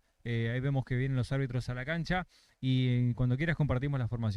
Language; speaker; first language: Spanish; native; Spanish